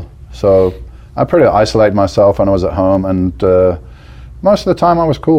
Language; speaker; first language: English; native; English